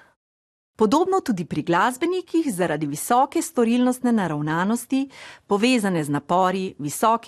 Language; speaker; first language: Slovenian; native; Slovenian